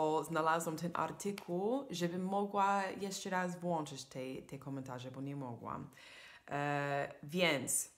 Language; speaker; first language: Polish; non-native, fluent; English